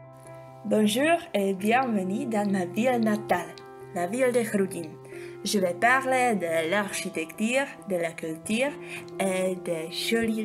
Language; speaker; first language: French; non-native, learner; Czech